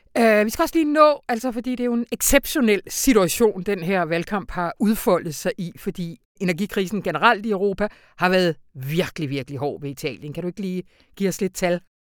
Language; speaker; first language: Danish; native; Danish